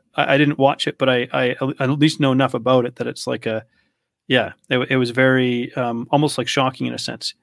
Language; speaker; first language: English; native; English